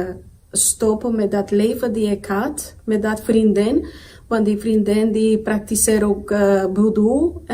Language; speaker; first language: Dutch; non-native, local second language; Papiamento